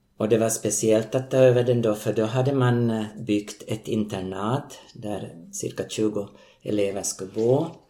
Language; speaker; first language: Swedish; native; Swedish